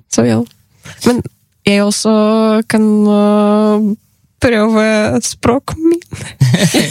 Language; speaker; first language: Norwegian; non-native, learner; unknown